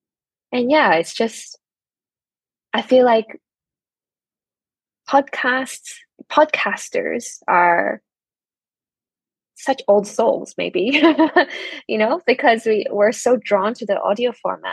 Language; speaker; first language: English; non-native, local second language; Cantonese